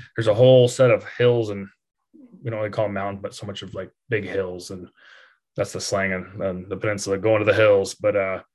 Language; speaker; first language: English; native; English